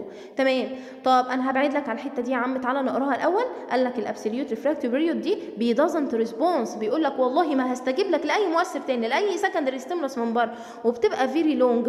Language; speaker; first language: Arabic; native; Arabic